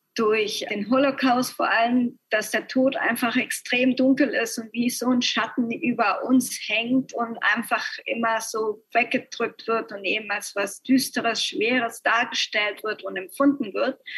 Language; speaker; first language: German; early bilingual, other home language; Spanish